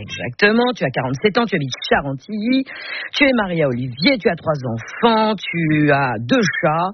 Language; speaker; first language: French; native; French